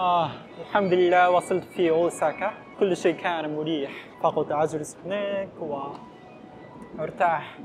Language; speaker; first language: Arabic; non-native, fluent; Japanese